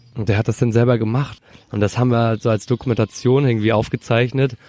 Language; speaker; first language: German; native; German